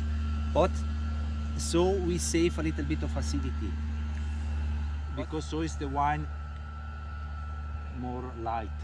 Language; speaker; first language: English; non-native, learner; Italian